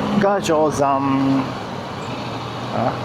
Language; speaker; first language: Cantonese; non-native, learner; Japanese